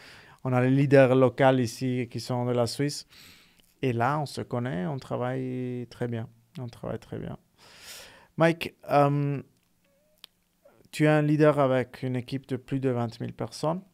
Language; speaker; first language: French; non-native, fluent; Italian